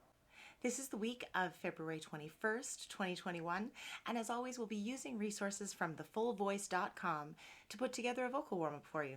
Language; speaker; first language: English; native; English